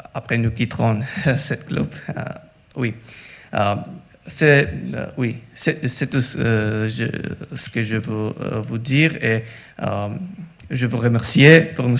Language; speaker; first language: French; non-native, learner; Georgian